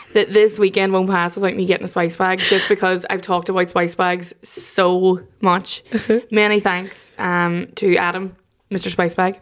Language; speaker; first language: English; native; English